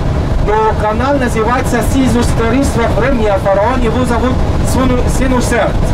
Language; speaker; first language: Russian; non-native, learner; Arabic